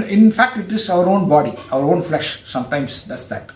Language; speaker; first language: English; non-native, local second language; Tamil